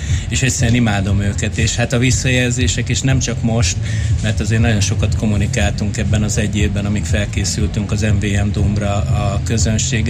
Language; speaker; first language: Hungarian; native; Hungarian